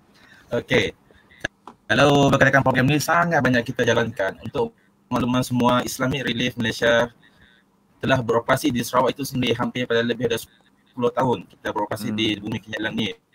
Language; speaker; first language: Malay; native; Malay